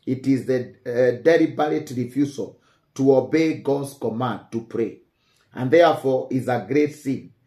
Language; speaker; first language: English; non-native, local second language; Swahili